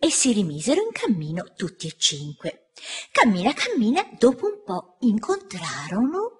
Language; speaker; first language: Italian; native; Italian